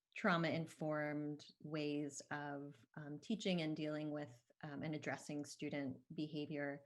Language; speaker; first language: English; native; English